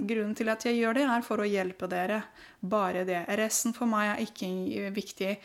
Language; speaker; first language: Norwegian; non-native, fluent; Romanian